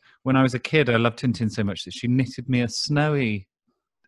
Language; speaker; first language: English; native; English